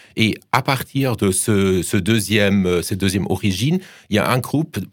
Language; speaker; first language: French; non-native, fluent; German